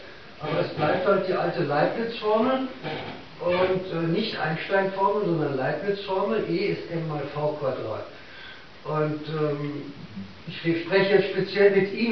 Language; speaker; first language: German; native; German